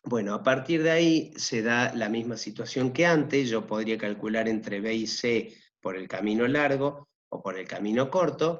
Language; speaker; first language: Spanish; native; Spanish